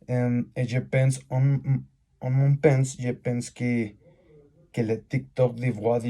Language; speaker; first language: French; non-native, learner; Spanish